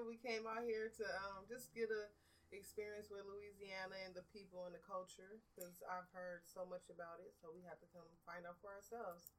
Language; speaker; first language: English; native; English